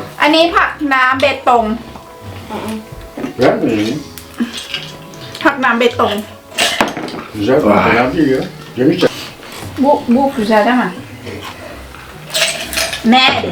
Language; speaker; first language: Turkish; non-native, learner; Thai